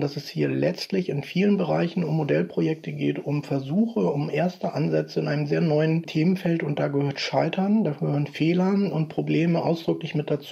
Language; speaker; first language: German; native; German